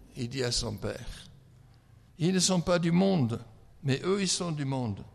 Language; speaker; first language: French; non-native, fluent; English